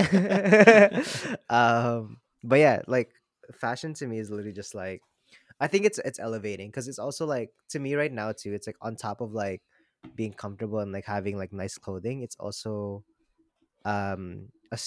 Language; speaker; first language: English; non-native, local second language; Filipino